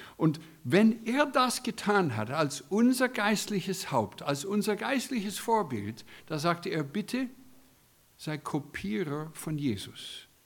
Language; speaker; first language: German; non-native, fluent; English